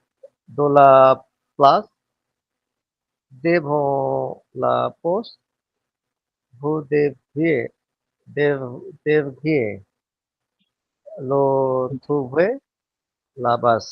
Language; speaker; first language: French; non-native, learner; Bangla